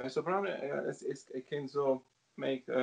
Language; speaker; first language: English; non-native, learner; Italian